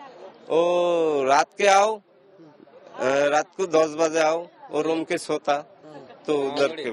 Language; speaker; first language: Hindi; non-native, learner; Bangla